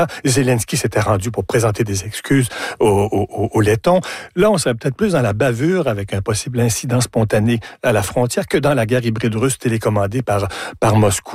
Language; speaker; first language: French; native; French